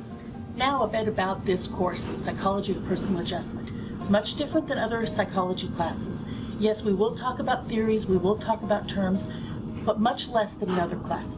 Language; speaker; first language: English; native; English